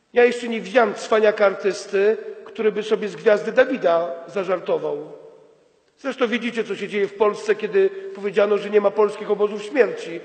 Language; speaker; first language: Polish; native; Polish